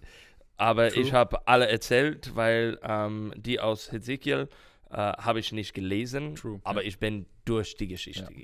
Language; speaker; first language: German; non-native, learner; English